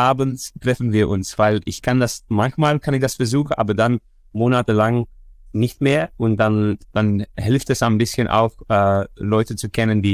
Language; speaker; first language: German; non-native, fluent; Dutch